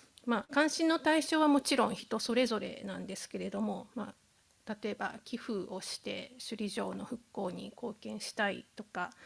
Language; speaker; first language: Japanese; native; Japanese